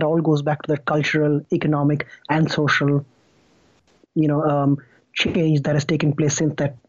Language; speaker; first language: English; non-native, local second language; Bangla